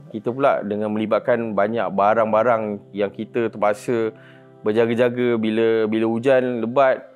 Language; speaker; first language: Malay; native; Malay